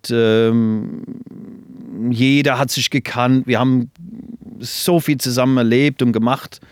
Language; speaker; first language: German; non-native, fluent; English